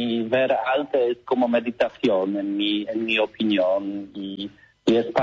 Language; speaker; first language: Spanish; non-native, learner; Polish